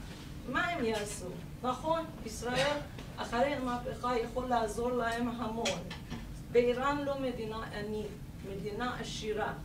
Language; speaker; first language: Hebrew; non-native, learner; Persian